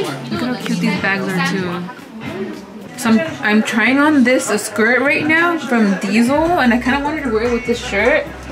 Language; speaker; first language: English; early bilingual, other home language; Spanish